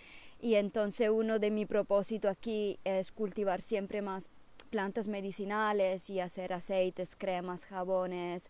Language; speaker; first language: Spanish; non-native, fluent; Italian